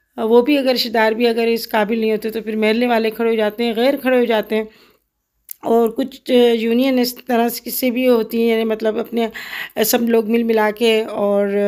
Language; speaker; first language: Urdu; native; Urdu